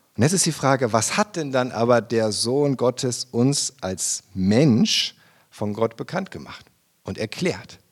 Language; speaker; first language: German; native; German